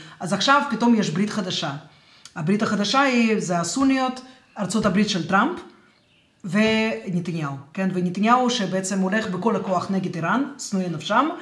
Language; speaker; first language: Hebrew; non-native, fluent; Russian